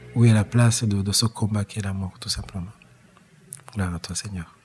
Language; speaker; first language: French; non-native, local second language; Kinyarwanda